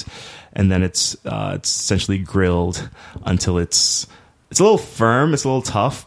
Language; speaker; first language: English; native; English